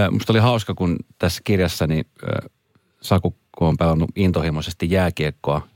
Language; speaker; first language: Finnish; early bilingual, other home language; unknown